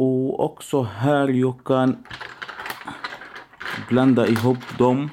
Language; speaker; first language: Swedish; non-native, learner; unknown